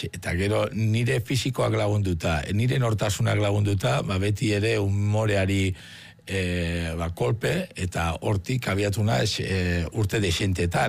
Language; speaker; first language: Basque; native; Basque